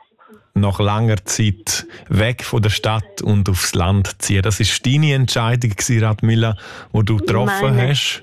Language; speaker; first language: German; native; German